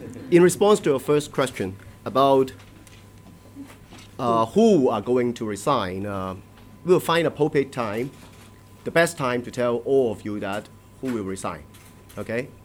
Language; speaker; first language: English; non-native, local second language; Cantonese